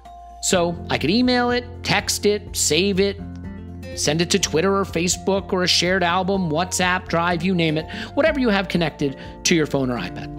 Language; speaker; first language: English; native; English